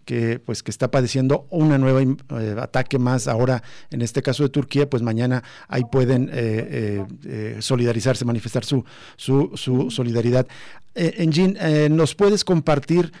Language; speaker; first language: Spanish; native; Spanish